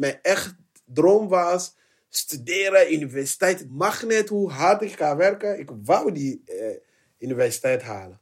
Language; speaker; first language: Dutch; non-native, learner; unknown